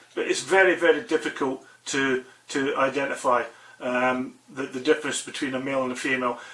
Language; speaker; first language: English; native; English